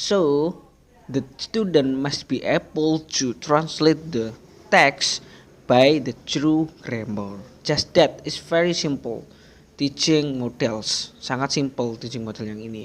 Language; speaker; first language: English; non-native, learner; Indonesian